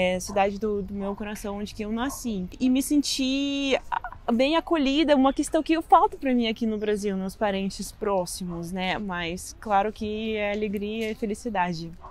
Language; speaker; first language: Portuguese; non-native, fluent; Russian